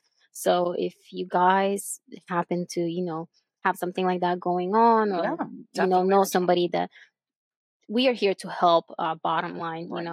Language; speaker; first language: English; non-native, fluent; Bulgarian